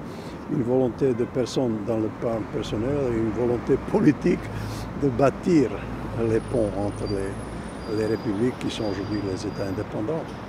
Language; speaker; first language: French; non-native, fluent; Serbian